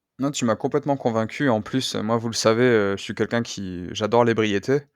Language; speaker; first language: French; native; French